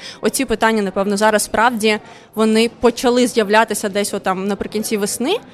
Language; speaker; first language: Ukrainian; non-native, local second language; Russian